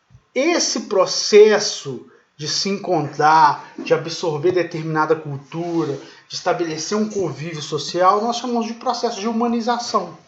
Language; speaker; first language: Portuguese; native; Portuguese